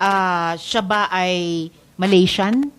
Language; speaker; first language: Filipino; native; Filipino